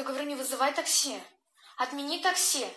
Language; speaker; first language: Russian; native; Russian